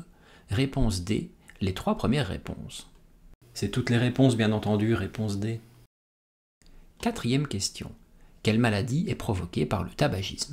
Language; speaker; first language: French; native; French